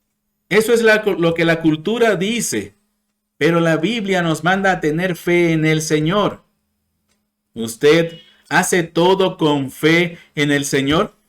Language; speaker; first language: Spanish; non-native, fluent; English